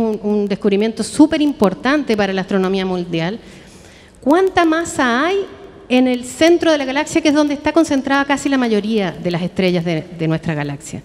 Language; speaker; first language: Spanish; native; Spanish